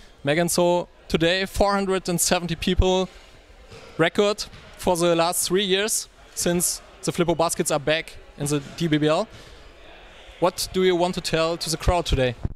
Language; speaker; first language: English; non-native, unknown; German